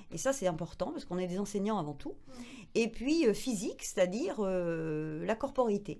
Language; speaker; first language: French; native; French